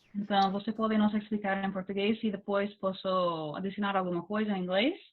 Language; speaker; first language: Portuguese; non-native, fluent; English